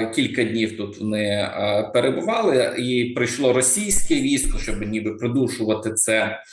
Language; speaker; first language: Ukrainian; native; Ukrainian